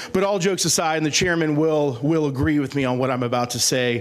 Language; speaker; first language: English; native; English